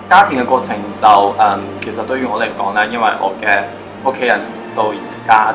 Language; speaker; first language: Cantonese; native; Cantonese